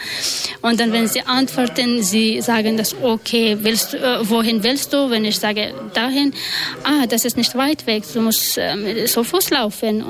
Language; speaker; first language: German; non-native, learner; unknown